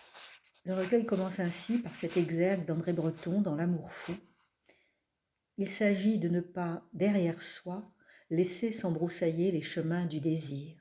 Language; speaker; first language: French; native; French